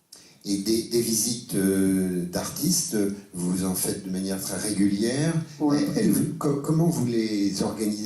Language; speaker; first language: French; native; French